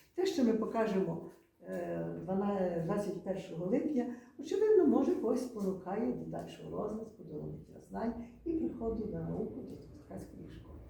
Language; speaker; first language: Ukrainian; native; Ukrainian